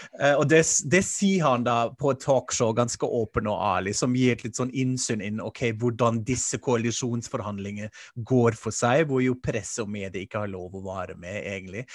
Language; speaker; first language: Norwegian; non-native, fluent; German